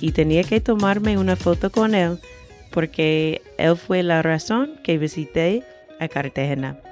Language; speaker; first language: Spanish; non-native, fluent; English